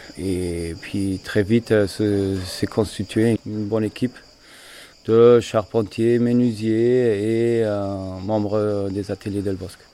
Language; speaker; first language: French; non-native, fluent; German